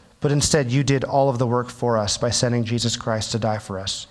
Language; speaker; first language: English; early bilingual, other home language; Chinese